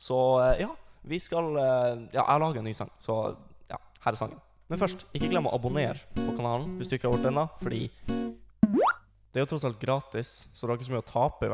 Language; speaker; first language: Norwegian; native; Norwegian